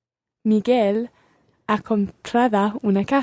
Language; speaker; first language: Spanish; non-native, learner; English